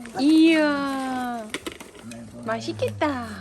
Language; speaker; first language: Korean; non-native, fluent; Russian